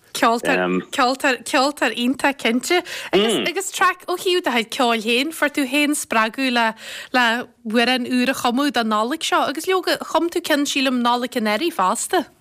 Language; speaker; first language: Irish; native; Irish